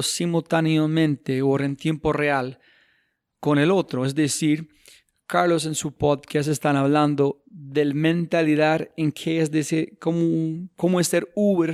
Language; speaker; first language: Spanish; non-native, fluent; English